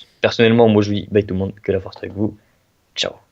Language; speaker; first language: French; native; French